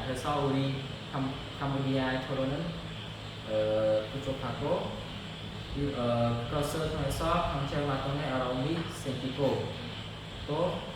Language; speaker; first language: Korean; non-native, learner; Khmer